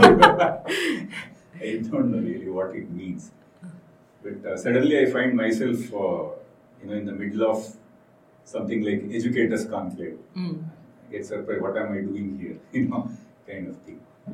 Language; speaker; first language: English; non-native, local second language; Kannada